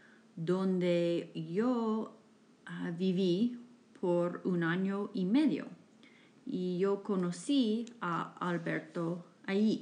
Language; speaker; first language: Spanish; non-native, fluent; English